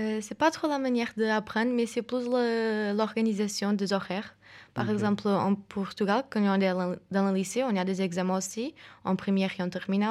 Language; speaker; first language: French; non-native, fluent; Portuguese